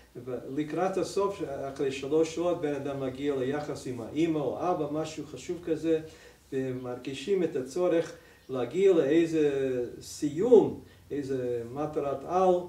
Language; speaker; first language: Hebrew; non-native, fluent; English